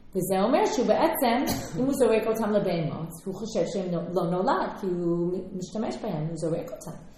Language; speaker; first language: Hebrew; non-native, fluent; English